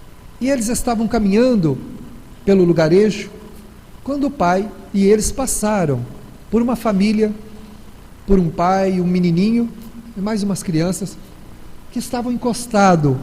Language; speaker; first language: Portuguese; native; Portuguese